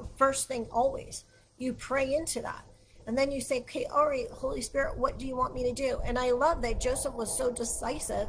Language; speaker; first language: English; native; English